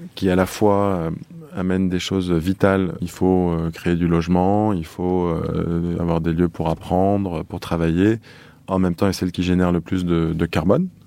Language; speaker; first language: French; native; French